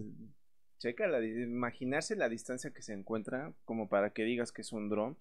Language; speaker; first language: Spanish; native; Spanish